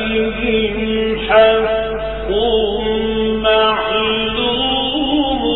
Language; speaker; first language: Arabic; native; Arabic